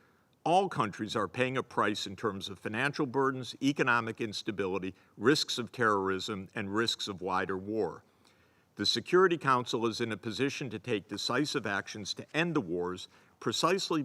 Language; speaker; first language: English; native; English